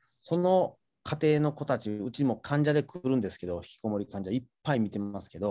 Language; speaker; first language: Japanese; native; Japanese